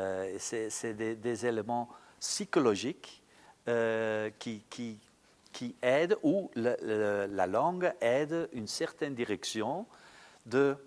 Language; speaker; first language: French; non-native, local second language; Dutch